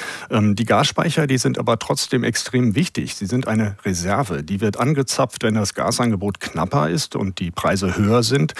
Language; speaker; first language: German; native; German